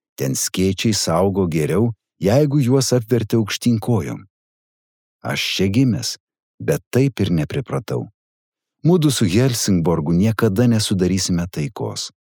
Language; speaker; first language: Lithuanian; native; Lithuanian